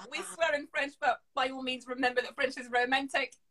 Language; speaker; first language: English; non-native, fluent; French